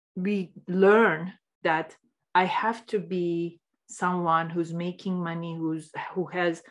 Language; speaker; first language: English; non-native, fluent; Turkish